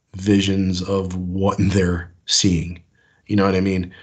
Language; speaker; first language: English; native; English